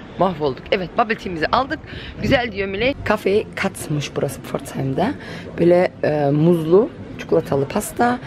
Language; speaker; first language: Turkish; early bilingual, heritage; Turkish